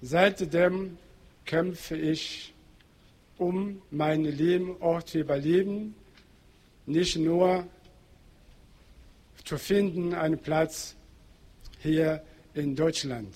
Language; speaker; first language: German; non-native, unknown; Portuguese